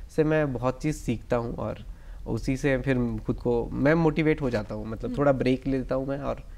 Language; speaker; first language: Hindi; native; Hindi